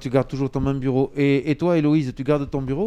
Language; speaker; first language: French; native; French